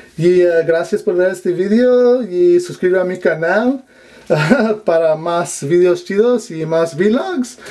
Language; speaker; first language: Spanish; non-native, learner; English